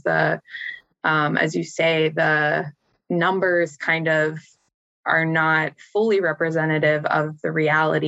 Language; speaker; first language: English; native; English